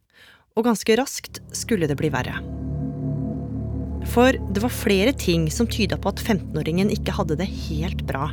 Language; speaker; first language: Norwegian; native; Norwegian